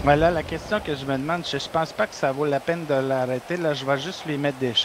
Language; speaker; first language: French; native; French